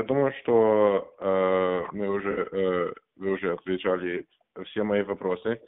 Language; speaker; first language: Russian; non-native, learner; English